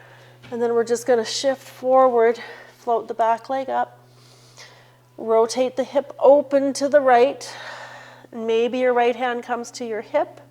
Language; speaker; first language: English; native; English